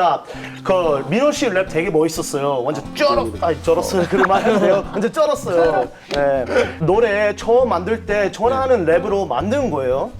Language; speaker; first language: Korean; non-native, fluent; English